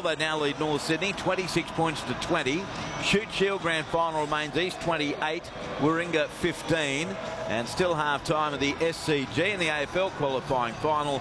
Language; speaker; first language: English; native; English